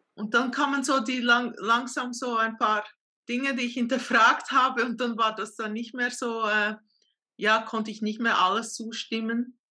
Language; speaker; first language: German; non-native, fluent; Portuguese